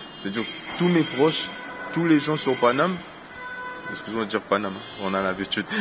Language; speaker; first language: French; non-native, local second language; Lingala